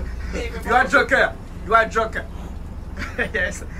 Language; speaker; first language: English; non-native, learner; French